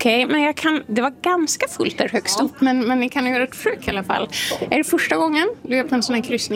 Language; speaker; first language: Swedish; native; Swedish